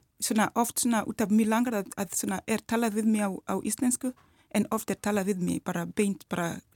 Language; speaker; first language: Icelandic; non-native, learner; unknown